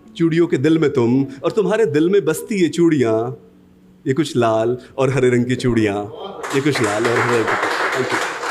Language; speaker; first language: Hindi; native; Hindi